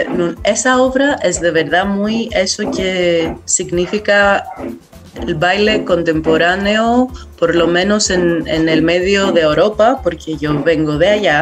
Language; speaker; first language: Spanish; non-native, fluent; Greek